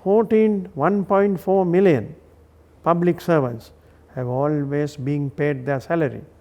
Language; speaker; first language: English; non-native, local second language; Sinhala